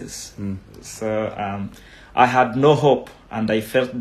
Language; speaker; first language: English; non-native, local second language; Kinyarwanda